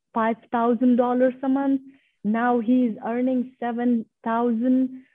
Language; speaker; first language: English; non-native, fluent; Persian